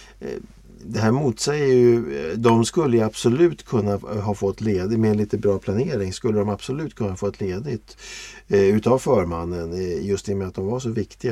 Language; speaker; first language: Swedish; native; Swedish